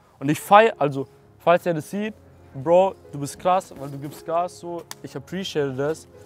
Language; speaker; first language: German; native; German